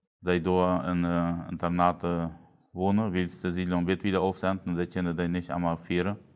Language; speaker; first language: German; non-native, local second language; Plautdietsch